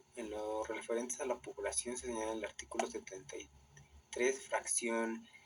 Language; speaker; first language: Spanish; native; Spanish